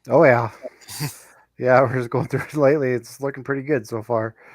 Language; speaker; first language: English; native; English